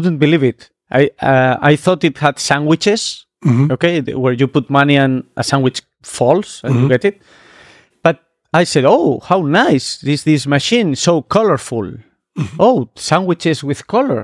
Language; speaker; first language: English; non-native, fluent; Spanish